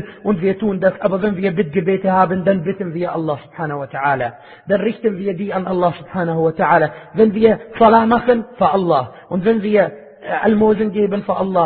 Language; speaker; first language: German; non-native, fluent; Arabic